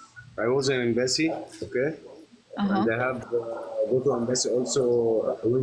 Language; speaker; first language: English; non-native, learner; Arabic